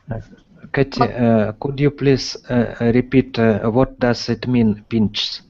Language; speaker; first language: English; non-native, learner; Russian